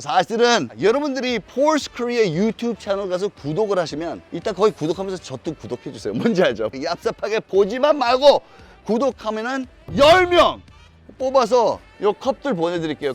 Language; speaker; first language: Korean; early bilingual, heritage; Korean